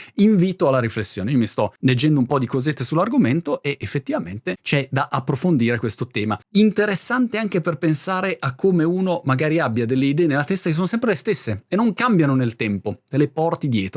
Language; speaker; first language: Italian; native; Italian